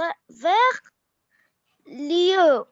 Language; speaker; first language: French; non-native, learner; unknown